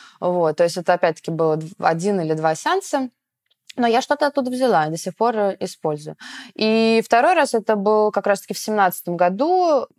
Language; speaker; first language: Russian; native; Russian